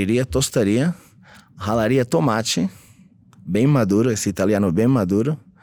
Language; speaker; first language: Portuguese; non-native, fluent; Catalan